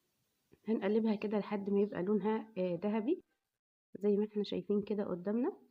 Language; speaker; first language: Arabic; native; Arabic